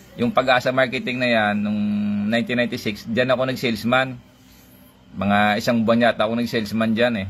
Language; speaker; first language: Filipino; non-native, local second language; Hiligaynon